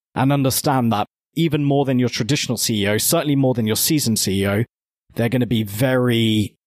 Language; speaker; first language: English; native; English